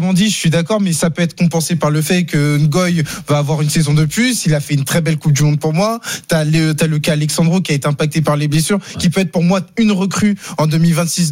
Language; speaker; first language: French; native; French